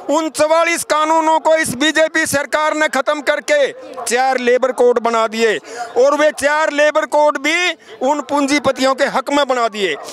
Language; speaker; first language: Hindi; native; Hindi